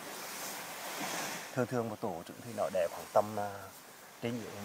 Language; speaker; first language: Vietnamese; native; Vietnamese